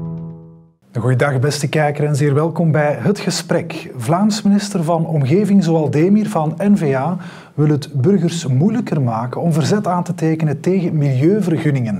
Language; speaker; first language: Dutch; native; Dutch